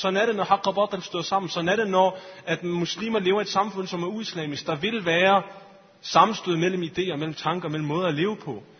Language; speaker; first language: Danish; early bilingual, other home language; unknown